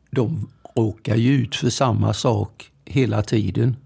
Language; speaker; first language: Swedish; early bilingual, other home language; German